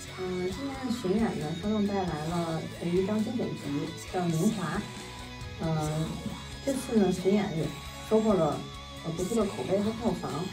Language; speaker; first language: Chinese; native; Chinese